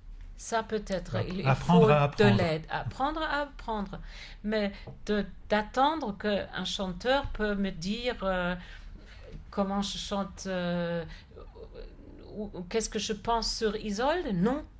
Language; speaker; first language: French; non-native, fluent; German